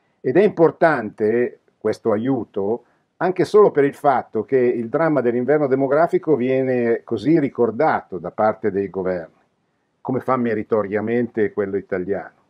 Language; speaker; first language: Italian; native; Italian